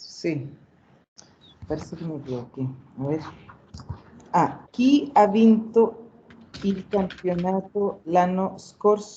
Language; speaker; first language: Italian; non-native, learner; Spanish